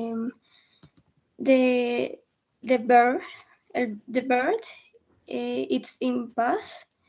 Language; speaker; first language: English; non-native, learner; Spanish